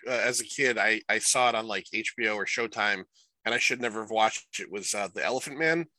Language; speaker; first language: English; native; English